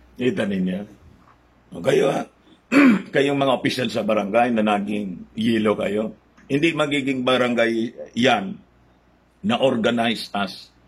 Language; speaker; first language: Filipino; non-native, local second language; Bikol